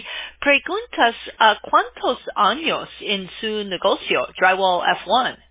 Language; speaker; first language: Spanish; non-native, learner; English